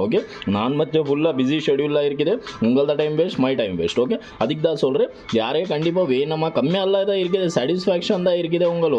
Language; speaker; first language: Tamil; non-native, local second language; Malayalam